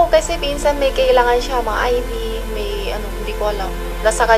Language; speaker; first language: Filipino; non-native, local second language; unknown